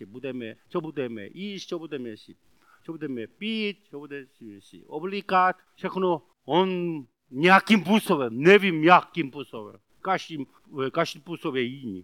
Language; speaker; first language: Czech; non-native, learner; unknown